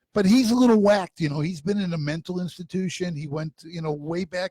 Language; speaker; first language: English; native; English